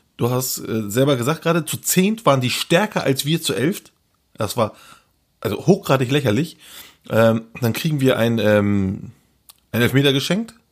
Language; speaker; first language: German; early bilingual, other home language; Turkish